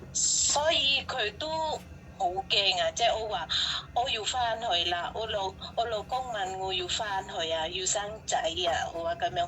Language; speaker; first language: Cantonese; non-native, fluent; Indonesian